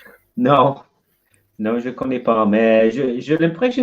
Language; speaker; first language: French; non-native, learner; English